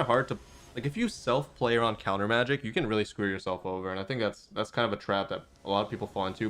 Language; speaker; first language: English; native; English